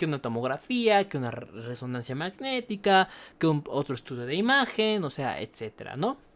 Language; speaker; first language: Spanish; native; Spanish